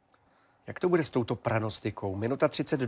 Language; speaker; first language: Czech; native; Czech